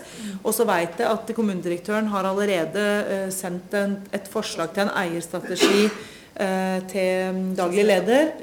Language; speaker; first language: Norwegian; native; Norwegian